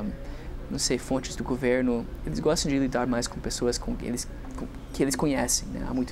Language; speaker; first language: Portuguese; non-native, fluent; English